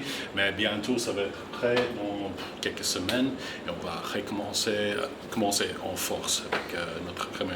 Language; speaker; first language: French; non-native, fluent; English